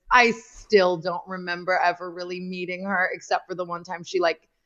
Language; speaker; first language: English; native; English